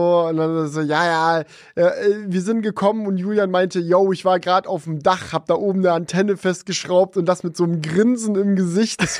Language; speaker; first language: German; native; German